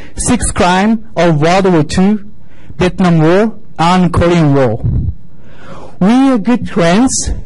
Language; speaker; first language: English; non-native, fluent; Japanese